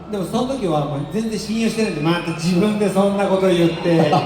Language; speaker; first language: Japanese; native; Japanese